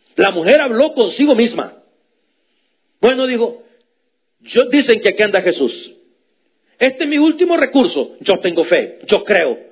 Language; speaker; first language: Spanish; native; Spanish